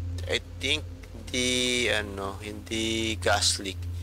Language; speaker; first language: English; non-native, local second language; Filipino